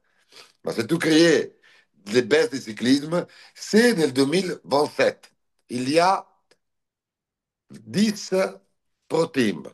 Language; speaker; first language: French; non-native, learner; Italian